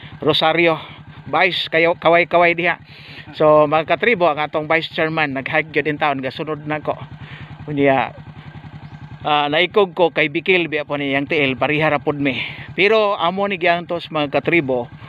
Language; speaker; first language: Cebuano; non-native, local second language; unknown